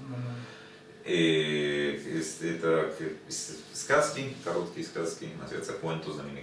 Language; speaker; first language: Russian; non-native, learner; Spanish